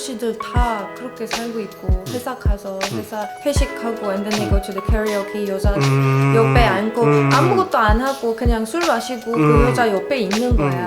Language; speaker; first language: Korean; non-native, learner; Arabic